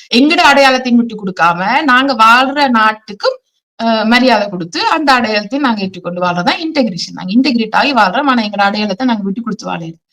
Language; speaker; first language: Tamil; early bilingual, heritage; Tamil